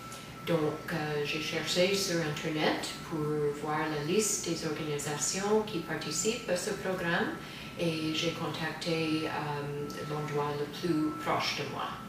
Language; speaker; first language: French; non-native, fluent; English